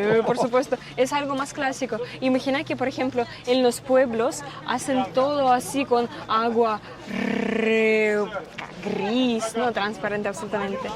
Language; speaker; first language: Spanish; non-native, fluent; Russian